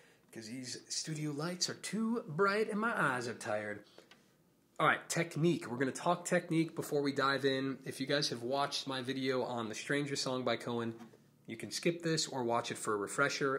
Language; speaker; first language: English; native; English